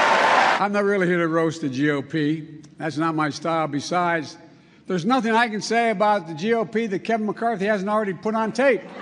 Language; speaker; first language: English; native; English